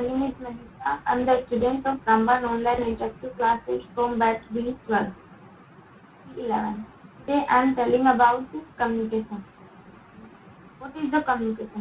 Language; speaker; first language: English; non-native, learner; Hindi